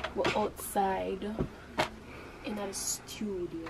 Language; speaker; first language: English; native; English